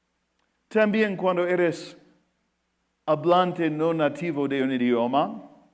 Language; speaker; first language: Spanish; non-native, fluent; English